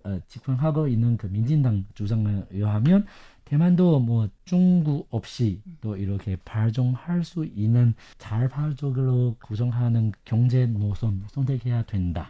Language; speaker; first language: Korean; non-native, fluent; Chinese